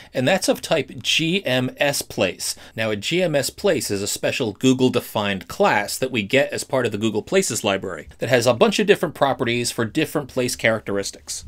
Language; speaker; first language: English; native; English